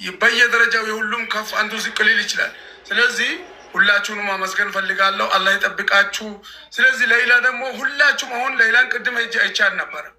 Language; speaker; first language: Amharic; non-native, local second language; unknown